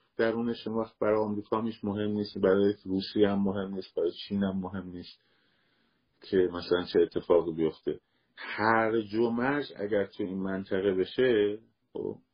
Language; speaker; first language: Persian; native; Persian